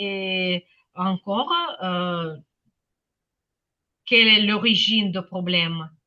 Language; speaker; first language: French; non-native, fluent; Ukrainian